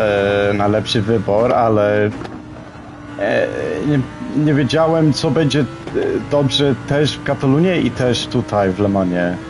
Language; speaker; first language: Polish; early bilingual, heritage; Polish